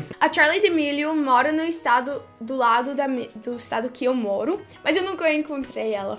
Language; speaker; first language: Portuguese; early bilingual, heritage; Portuguese